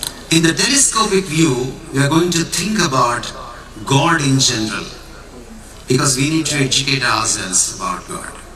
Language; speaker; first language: English; non-native, local second language; Telugu